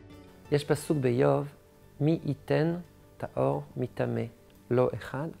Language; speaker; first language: Hebrew; non-native, fluent; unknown